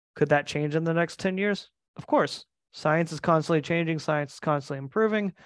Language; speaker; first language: English; native; English